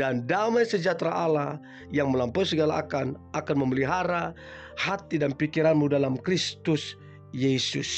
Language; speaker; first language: Indonesian; native; Indonesian